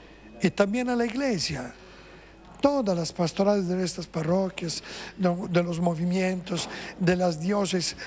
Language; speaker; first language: Spanish; non-native, fluent; Italian